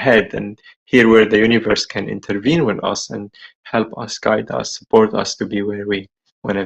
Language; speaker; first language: English; non-native, fluent; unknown